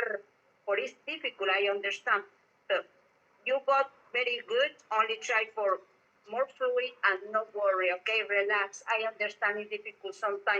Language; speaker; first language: English; non-native, learner; Spanish